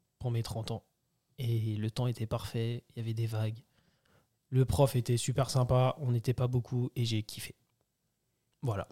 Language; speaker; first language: French; early bilingual, other home language; Portuguese